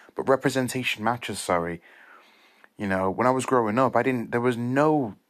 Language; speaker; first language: English; native; English